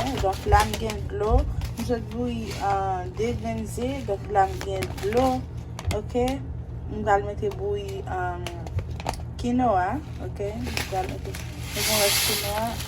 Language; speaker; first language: French; non-native, learner; Haitian Creole